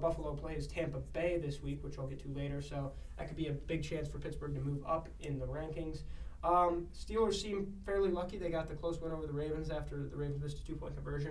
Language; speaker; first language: English; native; English